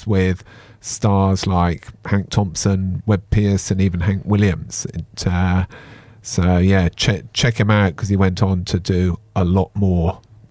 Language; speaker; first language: English; native; English